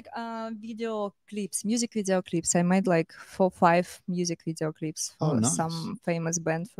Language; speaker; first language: English; non-native, fluent; Russian